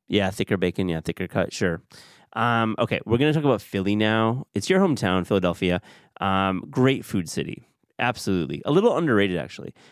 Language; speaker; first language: English; native; English